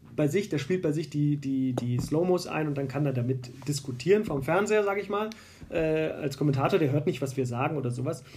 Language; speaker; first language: German; native; German